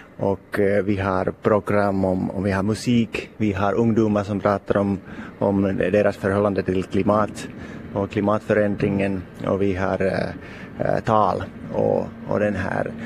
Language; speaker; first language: Swedish; non-native, local second language; Finnish